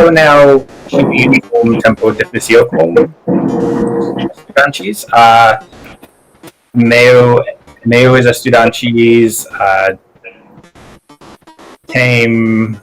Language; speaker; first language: Portuguese; non-native, learner; English